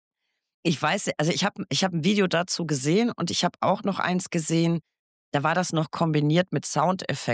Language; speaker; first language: German; native; German